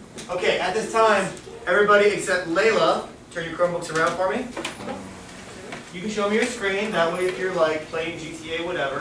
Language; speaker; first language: English; native; English